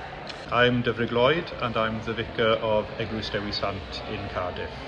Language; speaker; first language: Welsh; native; Welsh